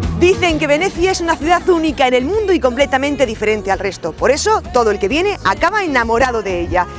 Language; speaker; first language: Spanish; native; Spanish